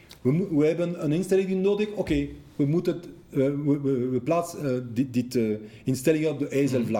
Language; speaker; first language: Dutch; non-native, local second language; French